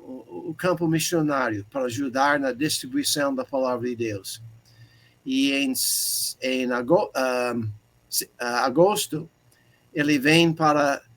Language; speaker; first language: Portuguese; non-native, fluent; English